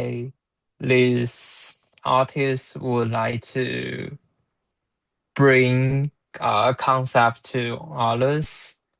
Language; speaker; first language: English; non-native, learner; Chinese